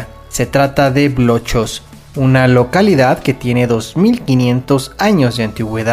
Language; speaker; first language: Spanish; native; Spanish